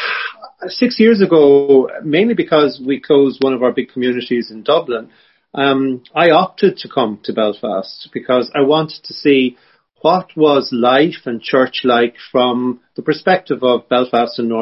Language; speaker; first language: English; native; English